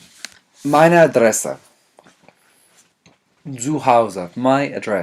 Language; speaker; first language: German; non-native, fluent; English